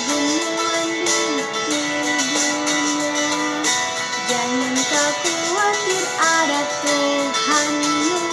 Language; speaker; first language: Indonesian; native; Indonesian